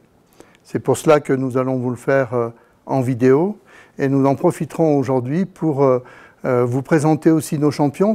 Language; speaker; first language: French; native; French